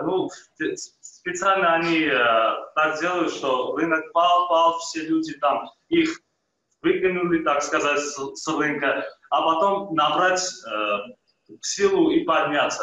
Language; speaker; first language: Russian; non-native, fluent; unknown